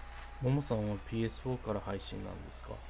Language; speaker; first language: Japanese; native; Japanese